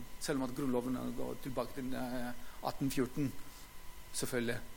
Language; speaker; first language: Norwegian; non-native, fluent; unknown